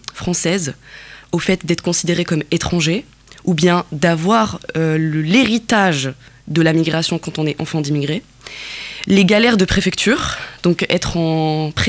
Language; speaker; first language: French; non-native, local second language; Kabyle